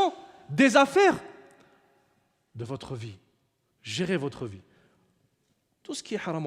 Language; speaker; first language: French; native; French